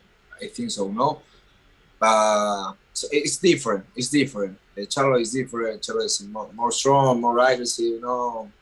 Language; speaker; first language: English; non-native, learner; Spanish